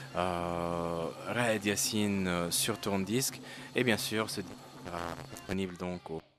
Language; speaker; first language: French; non-native, local second language; Arabic